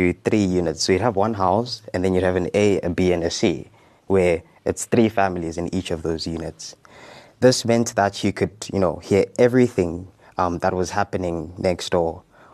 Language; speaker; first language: English; non-native, local second language; Zulu